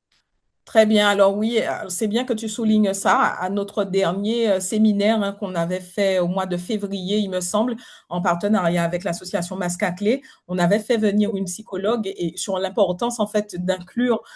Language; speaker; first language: French; native; French